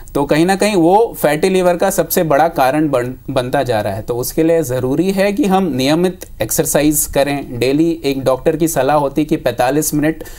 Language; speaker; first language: Hindi; native; Hindi